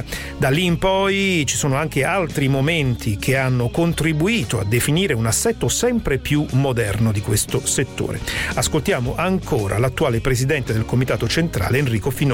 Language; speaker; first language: Italian; native; Italian